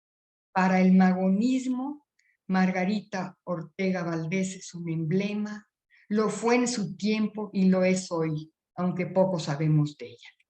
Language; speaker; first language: Spanish; native; Spanish